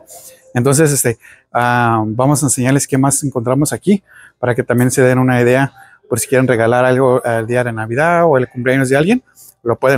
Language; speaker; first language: Spanish; early bilingual, heritage; Spanish